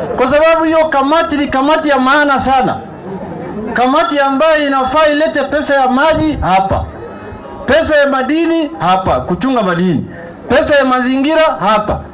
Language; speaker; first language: Swahili; non-native, local second language; Luo (Kenya and Tanzania)